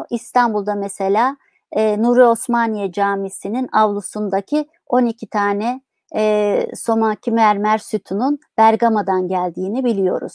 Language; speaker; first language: Turkish; native; Turkish